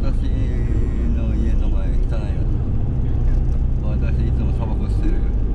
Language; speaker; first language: Japanese; non-native, learner; Vietnamese